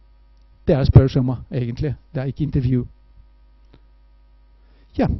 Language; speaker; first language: Norwegian; non-native, fluent; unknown